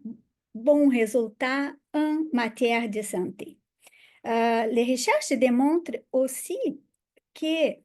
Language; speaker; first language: French; non-native, fluent; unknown